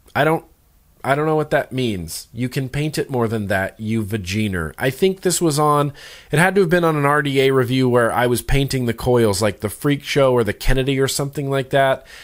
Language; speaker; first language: English; native; English